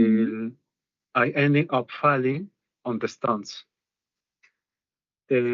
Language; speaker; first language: English; non-native, learner; Spanish